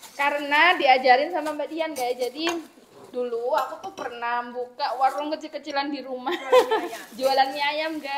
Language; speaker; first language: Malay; non-native, local second language; Javanese